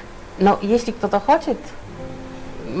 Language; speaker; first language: Russian; non-native, fluent; Polish